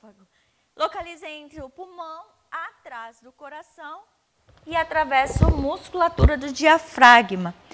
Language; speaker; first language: Portuguese; native; Portuguese